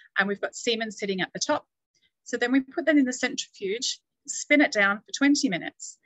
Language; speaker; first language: English; native; English